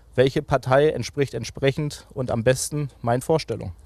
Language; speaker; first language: German; native; German